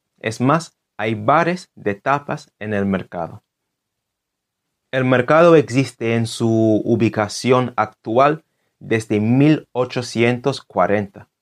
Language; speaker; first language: Spanish; non-native, fluent; English